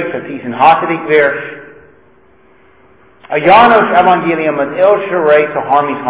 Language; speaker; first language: Hungarian; non-native, fluent; English